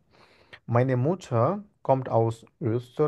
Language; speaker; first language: German; non-native, fluent; Bangla